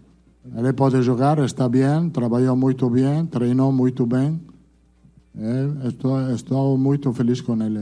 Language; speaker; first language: Portuguese; non-native, fluent; Italian